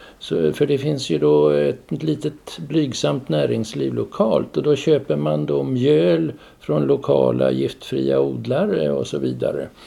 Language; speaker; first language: Swedish; native; Swedish